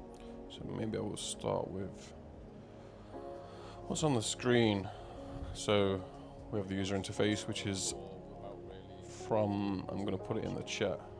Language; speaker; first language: English; native; English